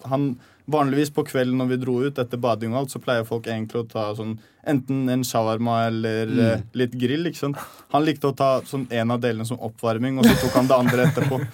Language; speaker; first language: Norwegian; early bilingual, other home language; Chechen